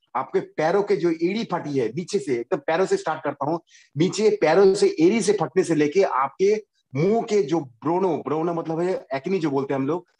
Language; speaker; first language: Hindi; non-native, local second language; Bangla